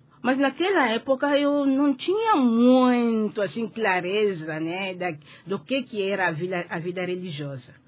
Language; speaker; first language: Portuguese; non-native, fluent; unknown